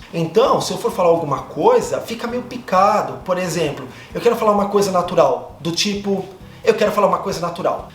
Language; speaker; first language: Portuguese; native; Portuguese